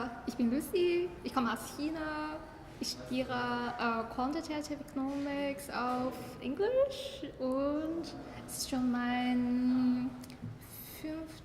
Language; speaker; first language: German; non-native, learner; Chinese